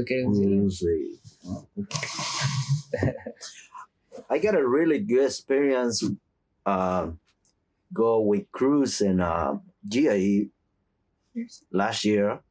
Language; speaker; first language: English; non-native, learner; Spanish